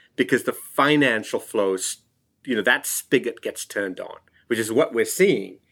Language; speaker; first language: English; non-native, local second language; Tamil